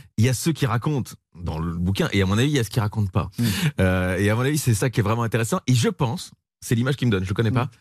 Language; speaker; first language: French; native; French